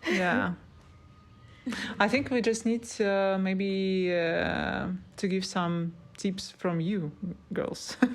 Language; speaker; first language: English; non-native, learner; Russian